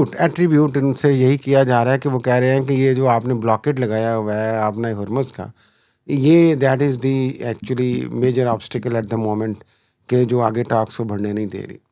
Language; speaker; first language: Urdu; non-native, local second language; Punjabi